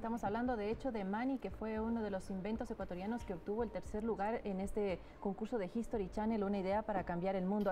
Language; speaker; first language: Spanish; native; Spanish